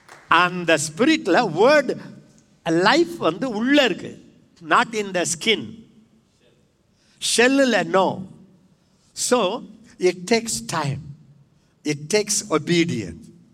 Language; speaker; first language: English; non-native, local second language; Tamil